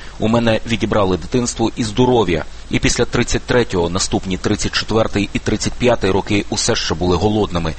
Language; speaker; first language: Ukrainian; native; Ukrainian